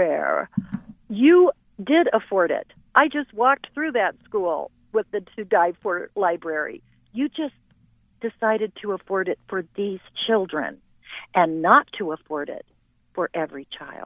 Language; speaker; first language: English; native; English